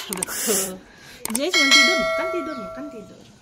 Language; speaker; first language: Indonesian; native; Indonesian